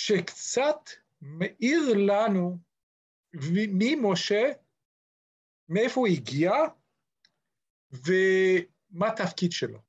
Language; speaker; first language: Hebrew; non-native, fluent; English